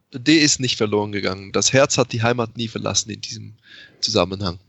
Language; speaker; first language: German; native; German